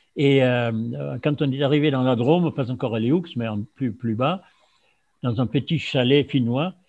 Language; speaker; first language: French; non-native, fluent; German